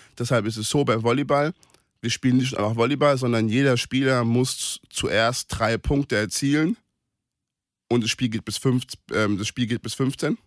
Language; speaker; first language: German; native; German